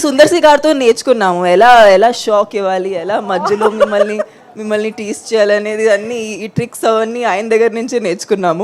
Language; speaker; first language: Telugu; non-native, fluent; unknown